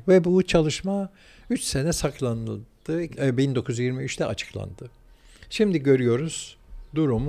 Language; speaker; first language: Turkish; early bilingual, heritage; Turkish